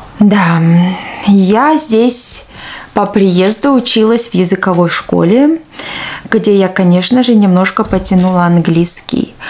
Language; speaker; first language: Russian; native; Russian